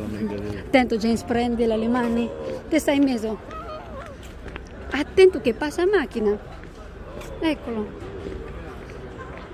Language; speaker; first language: Italian; non-native, fluent; Filipino